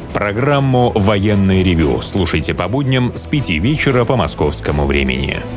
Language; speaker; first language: Russian; native; Russian